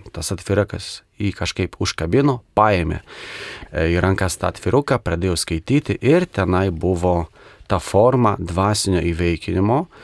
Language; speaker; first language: Lithuanian; non-native, local second language; Polish